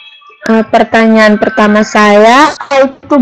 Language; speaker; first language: Indonesian; native; Indonesian